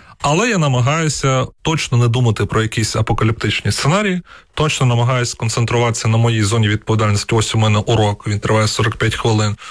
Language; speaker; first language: Ukrainian; non-native, local second language; Russian